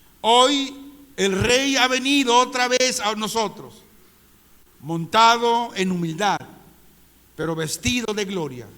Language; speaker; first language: Spanish; native; Spanish